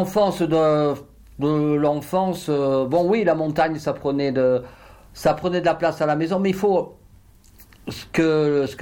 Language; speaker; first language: French; native; French